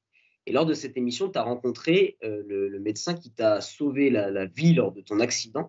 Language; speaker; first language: French; native; French